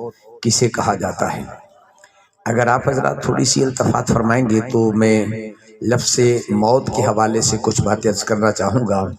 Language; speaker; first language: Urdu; non-native, local second language; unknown